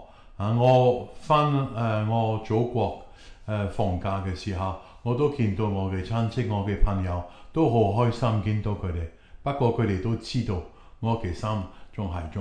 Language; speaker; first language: Chinese; non-native, fluent; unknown